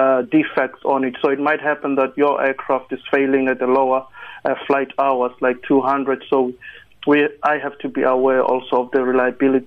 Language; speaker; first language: English; non-native, local second language; Tsonga